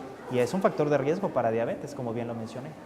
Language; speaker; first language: Spanish; native; Spanish